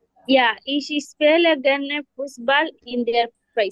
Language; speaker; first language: German; non-native, learner; Bangla